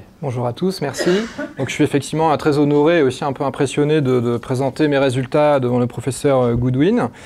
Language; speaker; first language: French; native; French